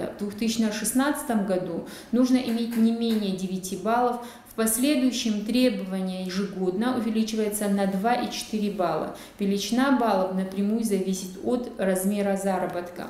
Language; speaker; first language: Russian; native; Russian